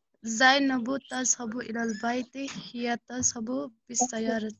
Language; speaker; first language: Arabic; non-native, learner; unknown